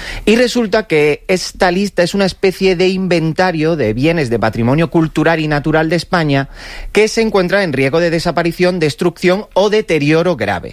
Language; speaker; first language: Spanish; native; Spanish